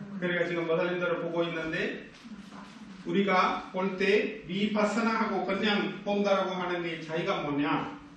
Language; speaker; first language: Korean; non-native, fluent; Sinhala